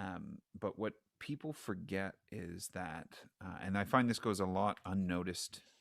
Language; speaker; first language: English; native; English